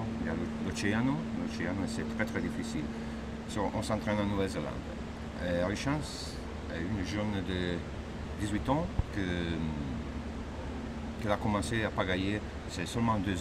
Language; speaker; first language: French; non-native, fluent; Italian